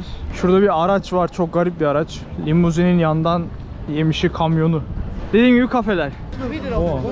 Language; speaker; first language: Turkish; native; Turkish